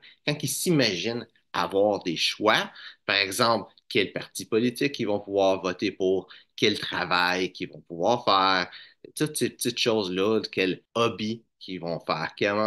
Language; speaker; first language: French; native; French